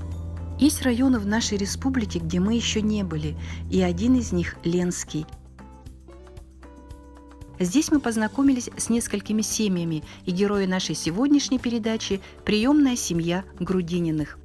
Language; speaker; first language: Russian; native; Russian